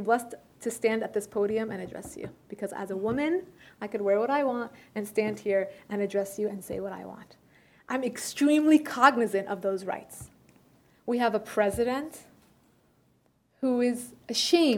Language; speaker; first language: English; early bilingual, other home language; Persian